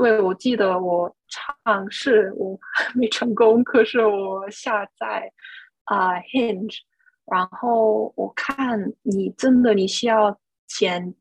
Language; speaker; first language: Chinese; non-native, fluent; English